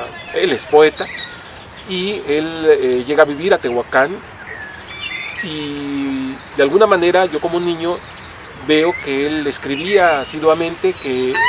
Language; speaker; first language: Spanish; native; Spanish